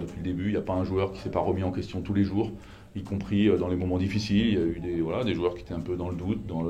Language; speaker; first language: French; native; French